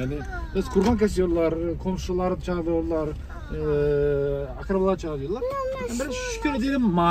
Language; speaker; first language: Turkish; non-native, fluent; Kazakh